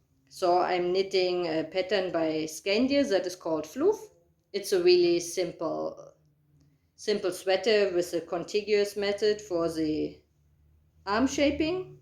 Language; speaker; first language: English; non-native, fluent; German